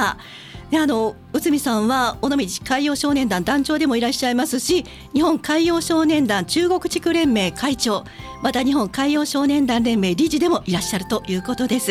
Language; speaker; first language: Japanese; native; Japanese